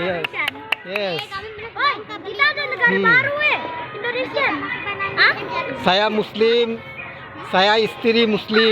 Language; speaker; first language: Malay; non-native, learner; Bangla